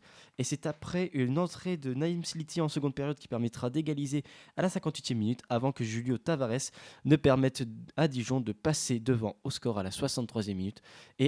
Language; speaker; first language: French; native; French